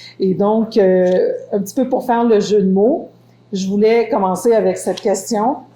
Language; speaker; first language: French; native; French